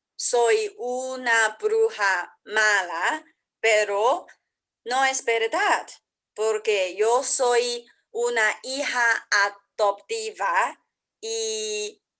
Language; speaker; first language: Spanish; non-native, learner; English